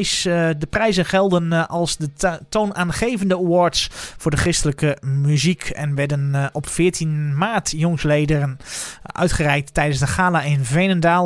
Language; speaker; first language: Dutch; native; Dutch